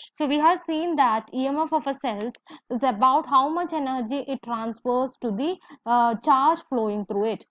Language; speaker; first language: English; non-native, local second language; Malayalam